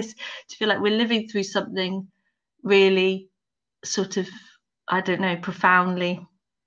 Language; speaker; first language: English; native; English